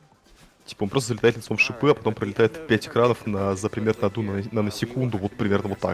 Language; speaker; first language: Russian; native; Russian